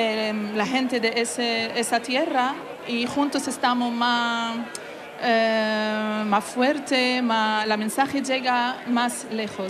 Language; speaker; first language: Spanish; non-native, learner; Arabic